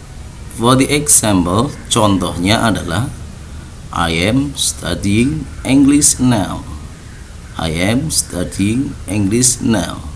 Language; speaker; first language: English; non-native, learner; Indonesian